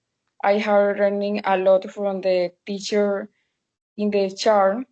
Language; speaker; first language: English; non-native, learner; Spanish